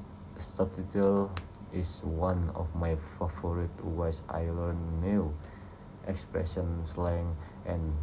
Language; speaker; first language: English; non-native, learner; Indonesian